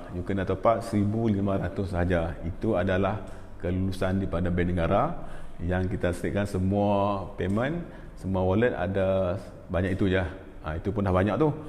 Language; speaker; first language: Malay; native; Malay